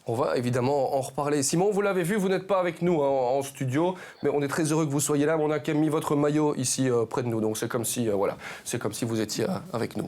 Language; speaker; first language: French; native; French